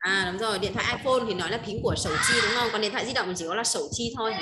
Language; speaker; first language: Vietnamese; native; Vietnamese